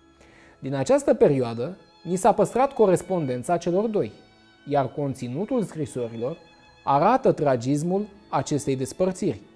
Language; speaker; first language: Romanian; native; Romanian